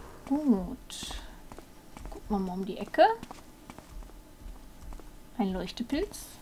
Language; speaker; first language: German; native; German